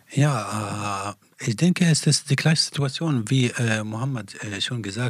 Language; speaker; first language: German; non-native, learner; Persian